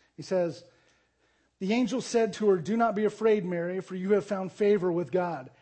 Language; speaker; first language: English; native; English